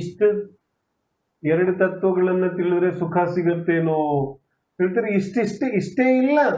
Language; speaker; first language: Kannada; non-native, local second language; Hindi